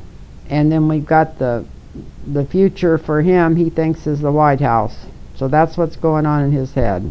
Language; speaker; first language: English; native; English